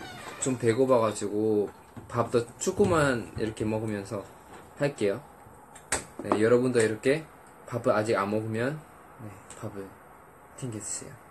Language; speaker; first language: Korean; non-native, fluent; Indonesian